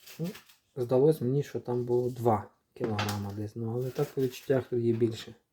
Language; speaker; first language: Ukrainian; native; Ukrainian